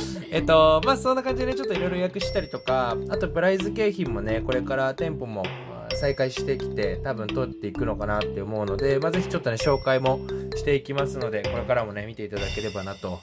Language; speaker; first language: Japanese; native; Japanese